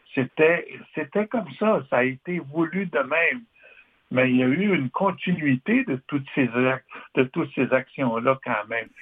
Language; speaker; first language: French; non-native, local second language; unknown